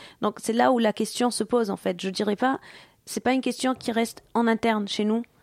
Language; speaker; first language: French; non-native, local second language; Arabic